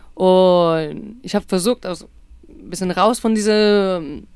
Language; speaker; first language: German; non-native, learner; Spanish